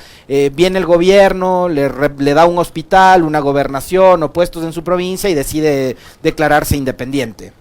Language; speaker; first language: Spanish; native; Spanish